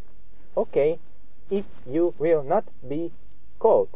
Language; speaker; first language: English; non-native, learner; Slovak